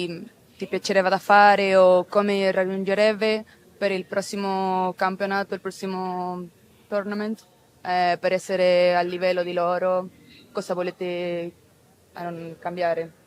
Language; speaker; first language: Italian; non-native, learner; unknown